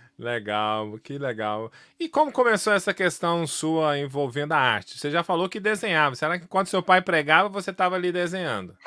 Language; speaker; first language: Portuguese; native; Portuguese